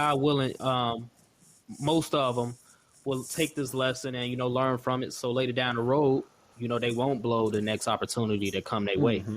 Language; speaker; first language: English; native; English